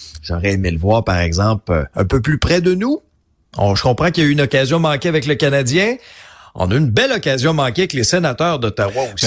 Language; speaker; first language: French; native; French